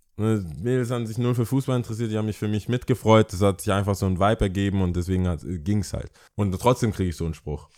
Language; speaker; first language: German; early bilingual, other home language; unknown